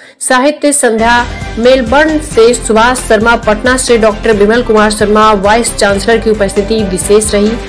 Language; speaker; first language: Hindi; native; Hindi